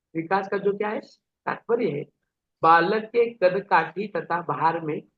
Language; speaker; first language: Hindi; non-native, local second language; Marathi